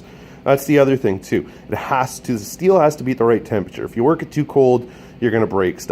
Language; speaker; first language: English; native; English